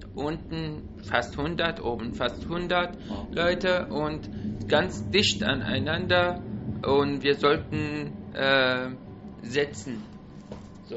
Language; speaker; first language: German; non-native, learner; Persian